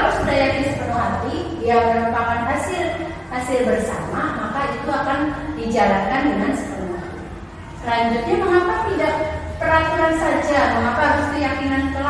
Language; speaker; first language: Indonesian; native; Indonesian